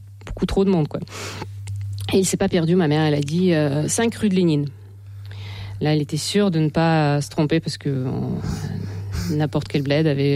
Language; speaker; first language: French; non-native, fluent; Russian